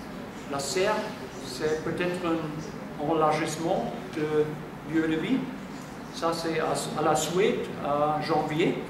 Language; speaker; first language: French; non-native, fluent; German